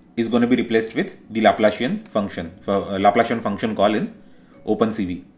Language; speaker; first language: English; non-native, local second language; Marathi